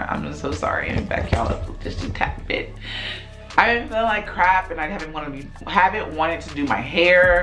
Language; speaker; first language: English; native; English